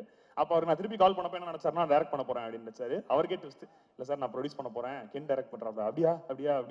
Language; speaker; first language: Tamil; native; Tamil